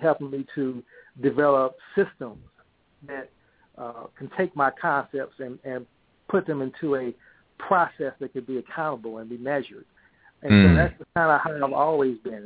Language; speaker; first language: English; native; English